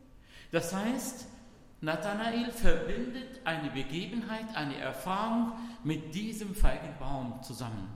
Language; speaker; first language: German; non-native, fluent; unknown